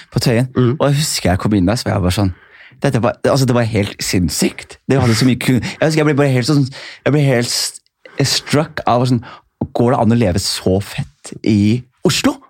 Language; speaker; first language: Norwegian; early bilingual, other home language; Somali